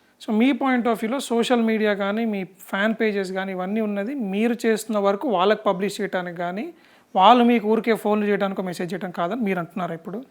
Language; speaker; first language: Telugu; native; Telugu